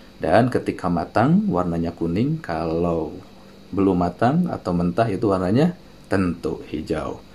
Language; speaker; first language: Indonesian; non-native, local second language; Sundanese